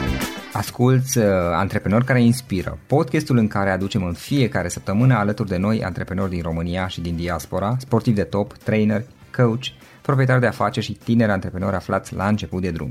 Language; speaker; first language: Romanian; native; Romanian